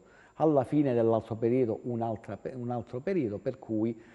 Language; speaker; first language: Italian; native; Italian